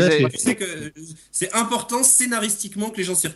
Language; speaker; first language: French; native; French